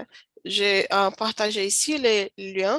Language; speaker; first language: French; non-native, learner; Portuguese